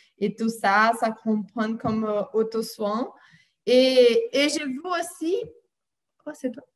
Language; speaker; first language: French; non-native, fluent; Portuguese